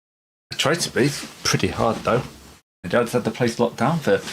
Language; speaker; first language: English; native; English